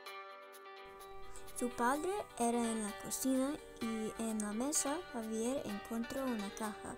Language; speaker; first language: Spanish; non-native, learner; English